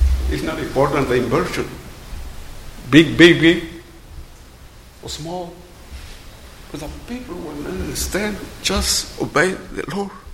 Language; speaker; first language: English; non-native, learner; Spanish